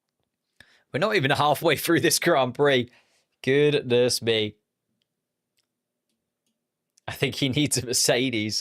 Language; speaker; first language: English; native; English